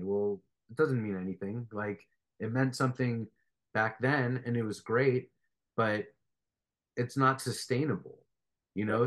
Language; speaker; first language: English; native; English